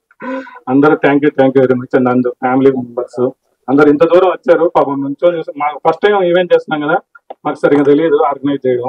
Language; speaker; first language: Telugu; native; Telugu